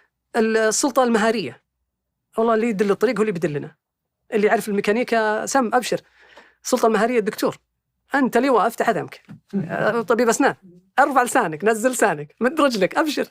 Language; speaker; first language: Arabic; native; Arabic